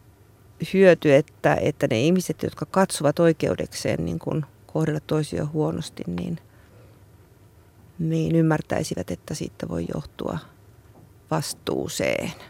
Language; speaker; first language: Finnish; native; Finnish